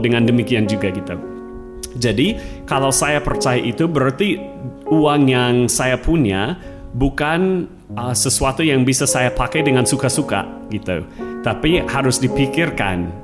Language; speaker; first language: Malay; non-native, fluent; English